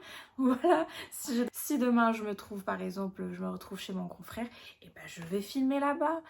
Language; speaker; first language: French; non-native, local second language; Arabic